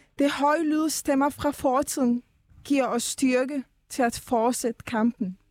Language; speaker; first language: Danish; early bilingual, other home language; Persian